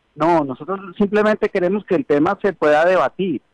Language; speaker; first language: Spanish; native; Spanish